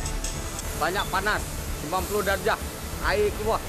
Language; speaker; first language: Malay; non-native, learner; Nepali